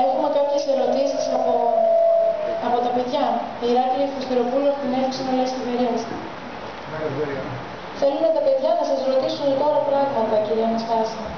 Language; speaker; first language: Greek; native; Greek